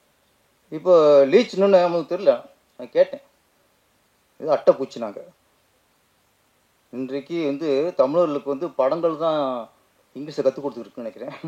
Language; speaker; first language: Tamil; native; Tamil